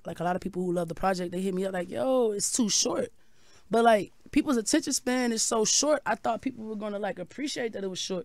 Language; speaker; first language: English; native; English